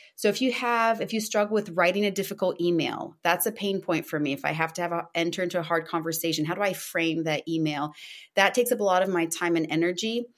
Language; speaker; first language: English; non-native, fluent; Portuguese